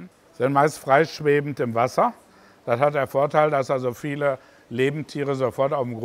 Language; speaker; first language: German; native; German